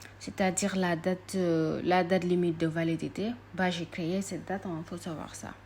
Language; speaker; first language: French; non-native, local second language; Wolof